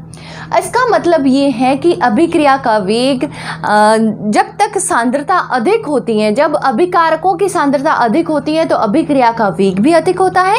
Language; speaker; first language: Hindi; native; Hindi